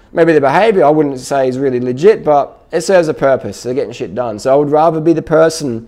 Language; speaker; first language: English; native; English